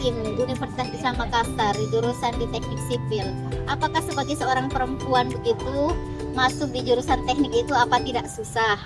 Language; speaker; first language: Indonesian; native; Indonesian